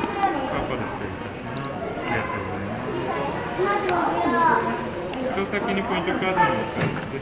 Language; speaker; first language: Japanese; native; Japanese